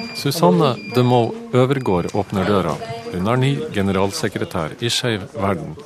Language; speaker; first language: Norwegian; non-native, fluent; Arabic